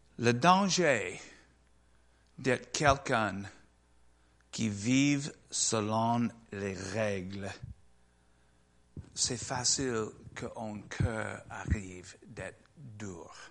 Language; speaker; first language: French; non-native, learner; English